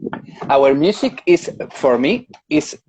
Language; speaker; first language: English; non-native, learner; Spanish